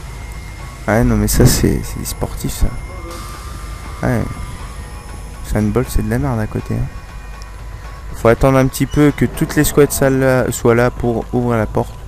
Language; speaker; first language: French; native; French